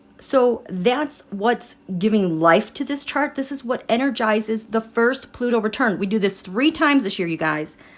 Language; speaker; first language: English; native; English